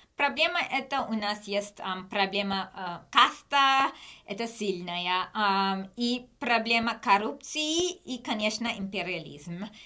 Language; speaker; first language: Russian; non-native, learner; English